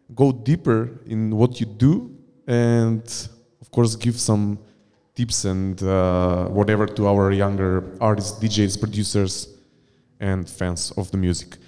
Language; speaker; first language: English; non-native, fluent; Macedonian